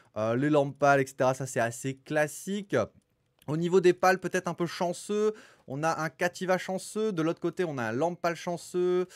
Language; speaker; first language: French; native; French